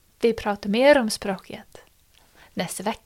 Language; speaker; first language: Swedish; non-native, fluent; English